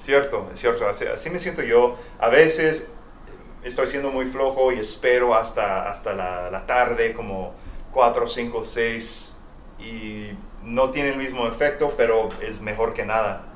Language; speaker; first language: Spanish; non-native, fluent; English